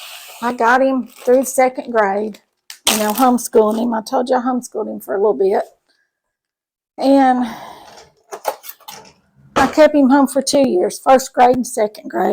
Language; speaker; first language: English; native; English